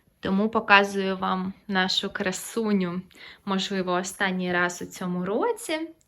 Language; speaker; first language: Ukrainian; non-native, local second language; Russian